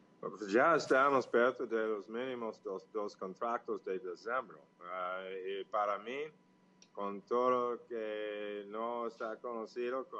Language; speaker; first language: Portuguese; non-native, fluent; English